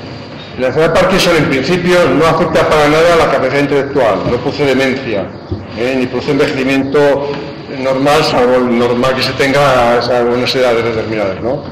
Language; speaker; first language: Spanish; native; Spanish